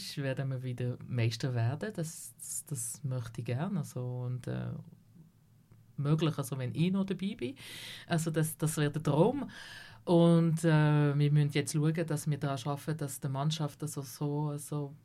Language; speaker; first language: German; non-native, local second language; French